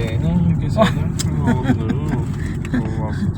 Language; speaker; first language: Dutch; native; Dutch